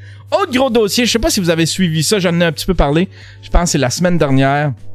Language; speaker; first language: French; native; French